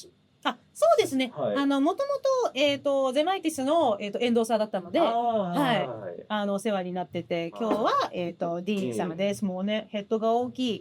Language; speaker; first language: Japanese; native; Japanese